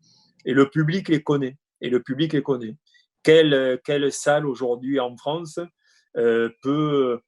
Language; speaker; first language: French; native; French